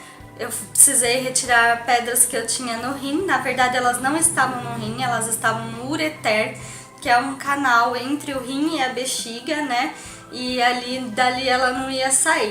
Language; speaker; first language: Portuguese; native; Portuguese